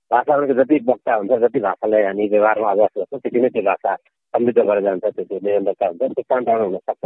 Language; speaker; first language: Nepali; native; Nepali